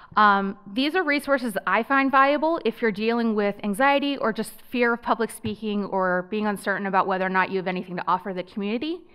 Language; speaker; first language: English; native; English